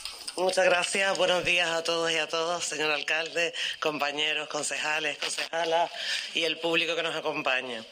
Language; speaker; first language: Spanish; native; Spanish